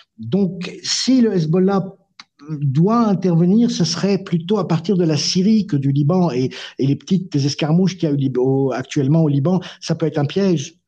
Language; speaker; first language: French; non-native, local second language; Arabic